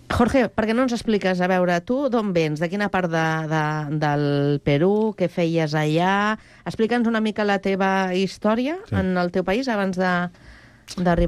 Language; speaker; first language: Catalan; native; Catalan